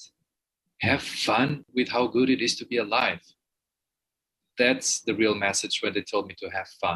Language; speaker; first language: English; non-native, fluent; Portuguese